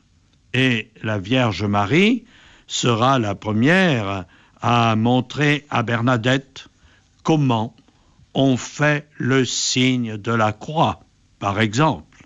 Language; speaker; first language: French; native; French